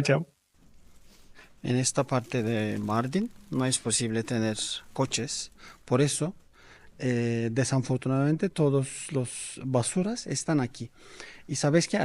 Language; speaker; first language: Spanish; non-native, learner; Turkish